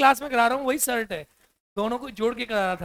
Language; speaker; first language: Hindi; native; Hindi